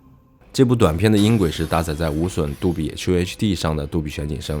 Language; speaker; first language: Chinese; native; Chinese